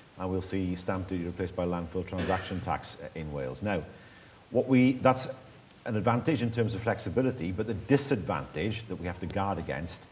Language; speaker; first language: English; native; English